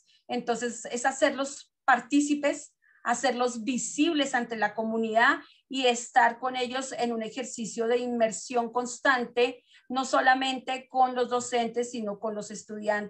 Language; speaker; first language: Spanish; native; Spanish